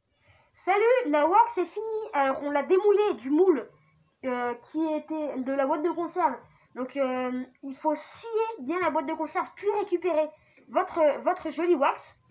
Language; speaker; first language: French; native; French